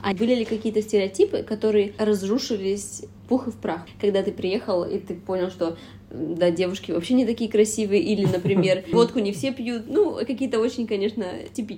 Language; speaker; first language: Russian; native; Russian